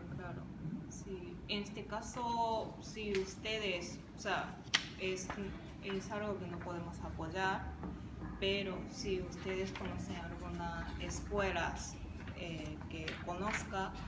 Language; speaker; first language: Spanish; non-native, fluent; Japanese